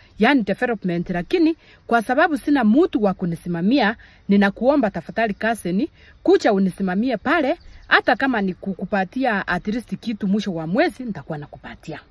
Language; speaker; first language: Swahili; non-native, local second language; Gusii